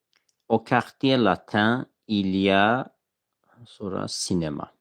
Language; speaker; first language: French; non-native, fluent; Azerbaijani